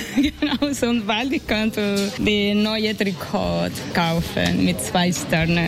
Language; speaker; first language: German; non-native, learner; Spanish